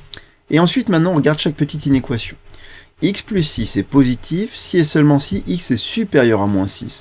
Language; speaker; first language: French; native; French